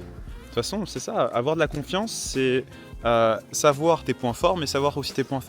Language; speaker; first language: French; native; French